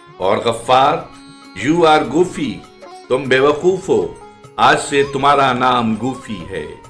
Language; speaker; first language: Urdu; native; Urdu